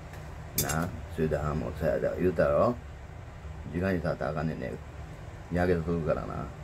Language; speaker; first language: Japanese; native; Japanese